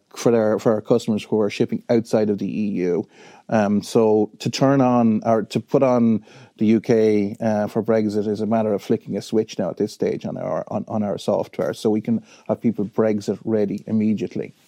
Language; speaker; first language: English; native; English